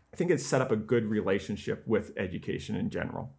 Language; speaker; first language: English; native; English